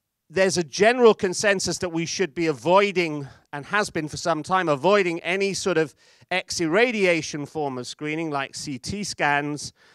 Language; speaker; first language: English; native; English